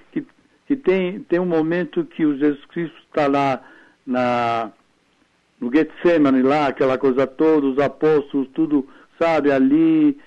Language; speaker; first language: Portuguese; early bilingual, other home language; Italian